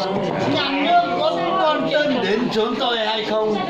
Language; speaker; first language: Vietnamese; non-native, local second language; Hmong